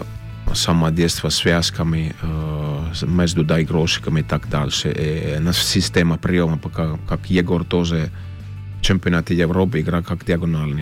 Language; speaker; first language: Russian; non-native, learner; Finnish